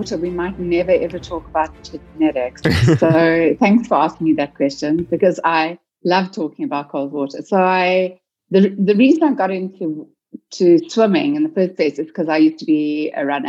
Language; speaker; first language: English; native; English